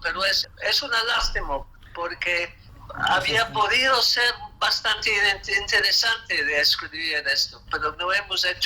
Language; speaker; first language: Spanish; non-native, fluent; English